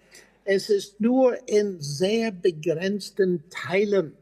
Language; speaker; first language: German; non-native, fluent; English